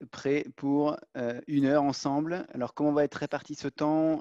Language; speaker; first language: French; native; French